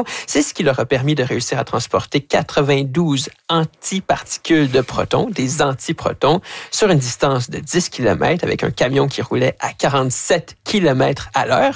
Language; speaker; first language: French; native; French